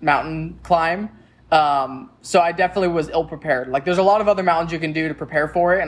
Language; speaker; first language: English; native; English